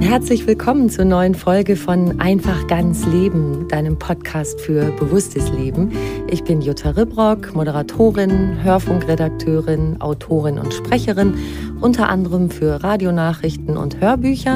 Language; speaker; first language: German; native; German